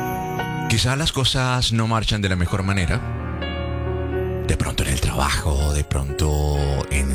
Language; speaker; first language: Spanish; native; Spanish